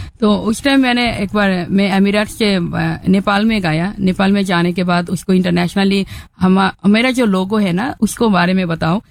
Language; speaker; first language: Hindi; non-native, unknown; Bangla